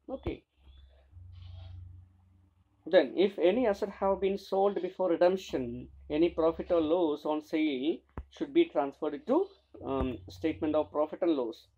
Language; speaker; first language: English; non-native, local second language; Malayalam